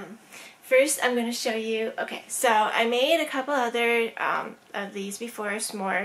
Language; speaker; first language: English; native; English